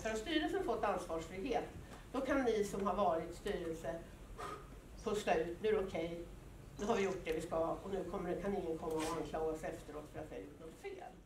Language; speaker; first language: Swedish; native; Swedish